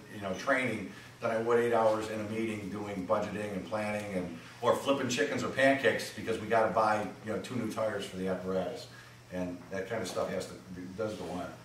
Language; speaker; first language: English; native; English